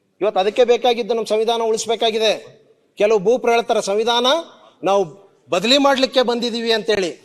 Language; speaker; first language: Kannada; native; Kannada